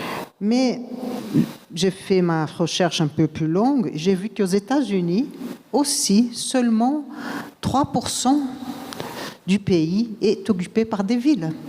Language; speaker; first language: French; non-native, fluent; Portuguese